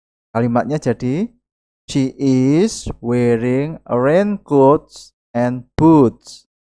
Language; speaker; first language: English; non-native, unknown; Indonesian